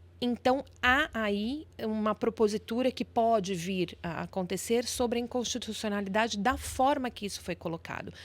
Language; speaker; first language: Portuguese; native; Portuguese